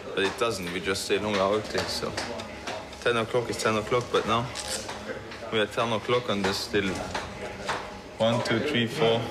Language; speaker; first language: English; non-native, fluent; Luxembourgish